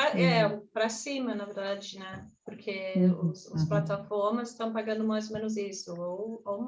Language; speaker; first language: Portuguese; non-native, fluent; English